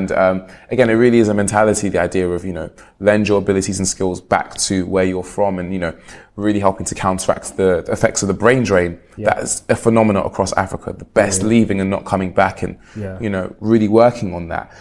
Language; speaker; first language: English; native; English